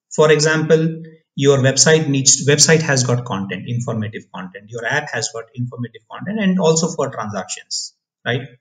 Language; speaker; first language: English; non-native, local second language; Odia